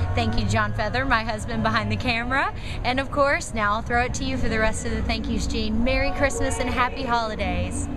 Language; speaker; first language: English; native; English